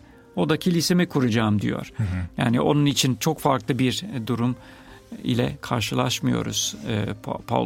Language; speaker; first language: Turkish; non-native, fluent; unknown